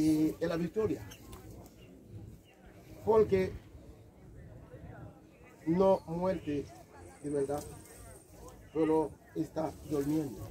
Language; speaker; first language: Spanish; non-native, learner; Haitian Creole